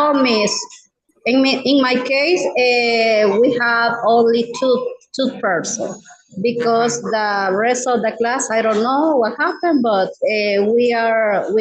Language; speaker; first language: English; non-native, learner; Spanish